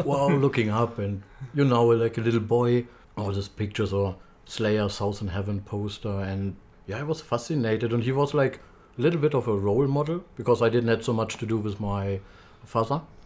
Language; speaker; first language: English; non-native, learner; German